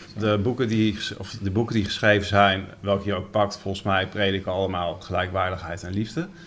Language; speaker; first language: Dutch; native; Dutch